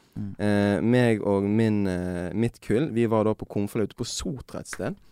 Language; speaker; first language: Norwegian; native; Norwegian